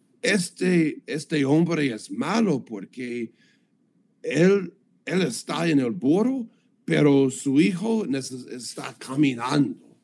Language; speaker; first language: Spanish; non-native, learner; English